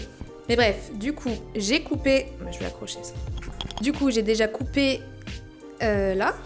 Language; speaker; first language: French; native; French